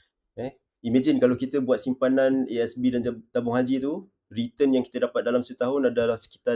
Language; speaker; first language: Malay; native; Malay